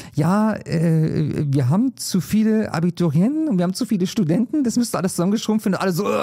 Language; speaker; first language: German; native; German